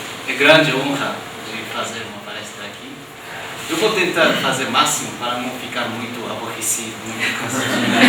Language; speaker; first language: Portuguese; non-native, fluent; Japanese